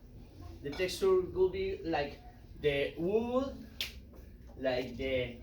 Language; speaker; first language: English; non-native, learner; Spanish